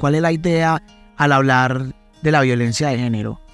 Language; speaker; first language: Spanish; native; Spanish